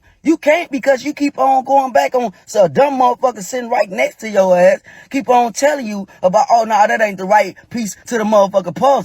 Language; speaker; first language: English; native; English